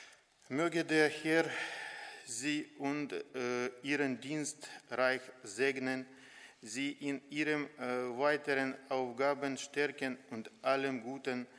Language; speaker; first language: German; non-native, learner; Ukrainian